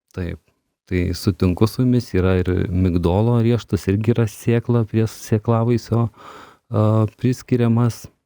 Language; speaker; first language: Lithuanian; native; Lithuanian